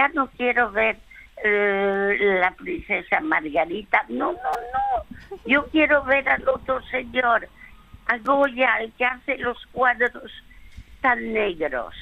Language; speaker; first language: Spanish; early bilingual, other home language; French